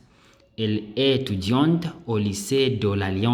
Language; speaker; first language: French; non-native, learner; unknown